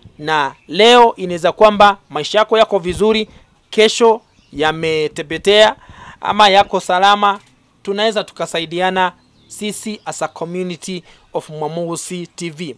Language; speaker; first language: Swahili; non-native, local second language; Gusii